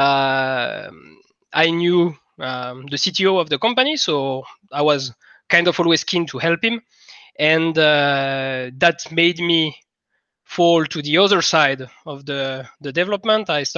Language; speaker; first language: English; non-native, fluent; French